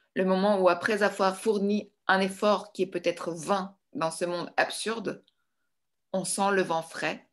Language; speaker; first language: French; non-native, fluent; Greek